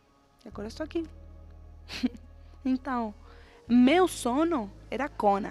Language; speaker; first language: Portuguese; non-native, fluent; Spanish